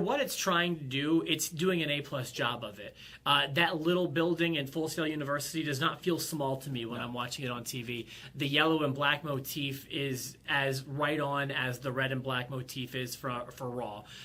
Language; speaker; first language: English; native; English